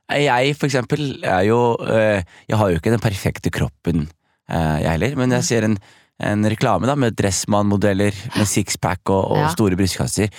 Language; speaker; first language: Norwegian; early bilingual, other home language; Somali